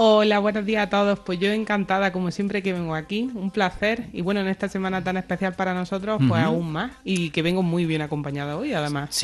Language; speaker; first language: Spanish; native; Spanish